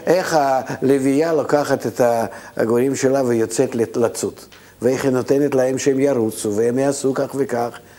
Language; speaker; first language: Hebrew; non-native, fluent; Russian